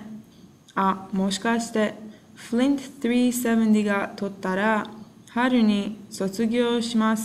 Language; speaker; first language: Japanese; non-native, learner; English